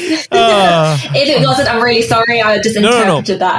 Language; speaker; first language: English; native; English